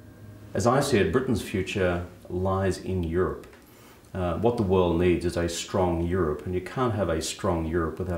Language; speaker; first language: English; native; English